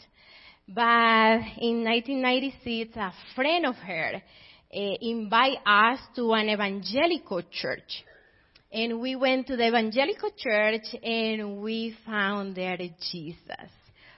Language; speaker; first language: English; non-native, fluent; Spanish